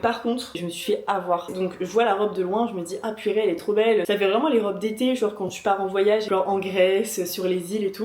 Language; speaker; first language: French; native; French